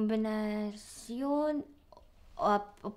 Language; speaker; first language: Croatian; non-native, learner; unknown